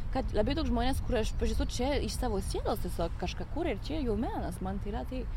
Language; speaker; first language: Lithuanian; non-native, fluent; French